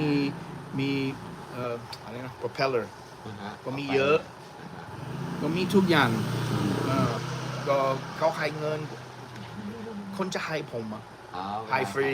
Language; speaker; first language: Thai; non-native, learner; English